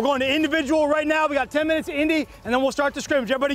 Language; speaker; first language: English; native; English